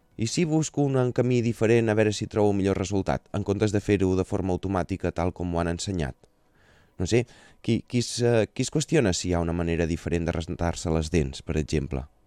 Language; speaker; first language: Catalan; native; Catalan